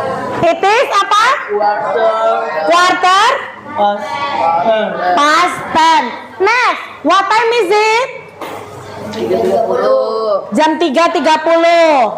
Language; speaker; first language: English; non-native, learner; Indonesian